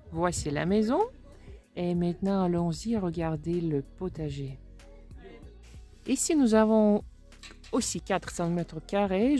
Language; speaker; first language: French; non-native, fluent; Russian